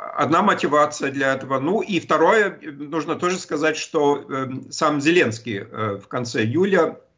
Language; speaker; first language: Russian; non-native, fluent; German